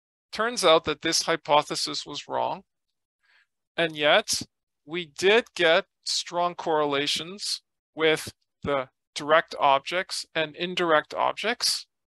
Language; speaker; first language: English; native; English